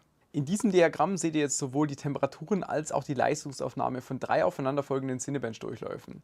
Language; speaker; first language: German; native; German